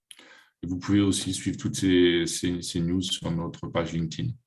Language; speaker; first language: French; native; French